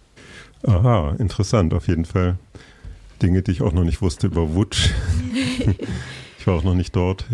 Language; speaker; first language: German; native; German